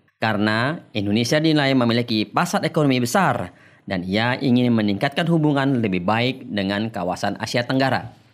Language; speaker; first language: Indonesian; native; Indonesian